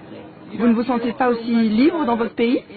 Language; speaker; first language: French; native; French